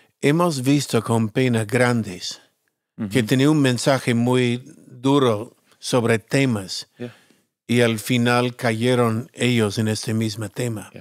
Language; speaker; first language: Spanish; non-native, fluent; English